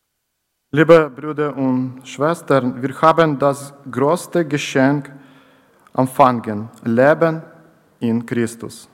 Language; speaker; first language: German; non-native, learner; Ukrainian